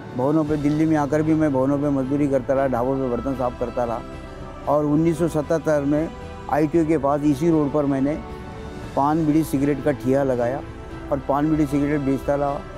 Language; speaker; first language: Hindi; non-native, local second language; Marathi